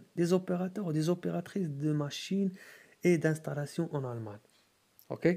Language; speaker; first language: French; non-native, local second language; Arabic